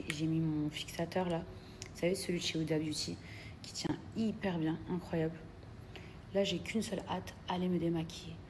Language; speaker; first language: French; native; French